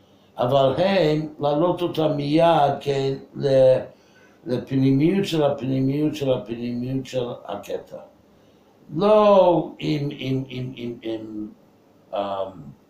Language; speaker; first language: Hebrew; non-native, fluent; English